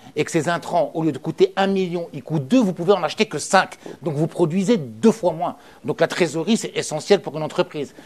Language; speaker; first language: French; non-native, local second language; Arabic